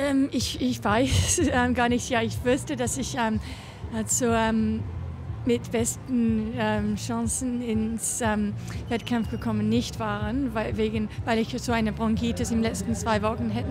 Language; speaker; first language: German; non-native, learner; English